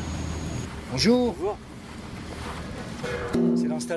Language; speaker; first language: French; native; French